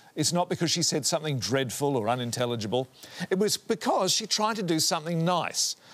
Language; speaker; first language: English; native; English